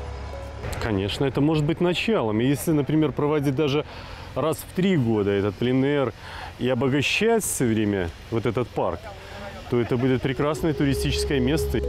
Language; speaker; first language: Russian; non-native, local second language; Belarusian